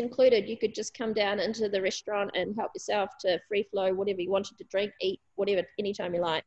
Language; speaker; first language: English; native; English